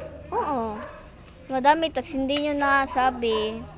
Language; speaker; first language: Filipino; non-native, local second language; Cebuano